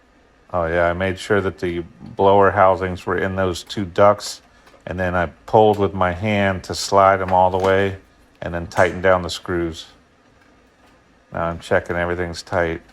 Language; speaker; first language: English; native; English